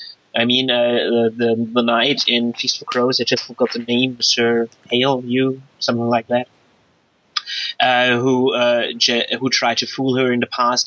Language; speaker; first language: English; non-native, fluent; German